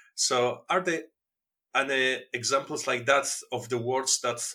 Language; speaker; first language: English; non-native, fluent; Polish